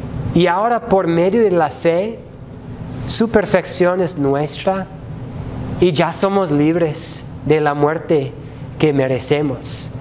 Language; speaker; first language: Spanish; non-native, fluent; English